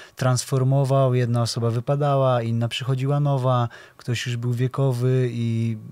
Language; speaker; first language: Polish; native; Polish